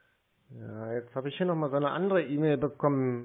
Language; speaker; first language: German; native; German